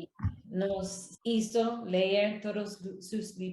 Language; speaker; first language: Spanish; non-native, learner; English